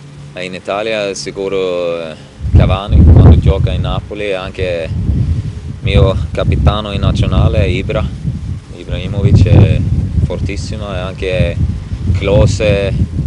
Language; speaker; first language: Italian; non-native, learner; Swedish